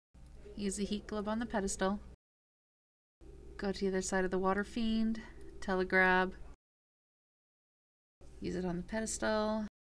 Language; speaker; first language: English; native; English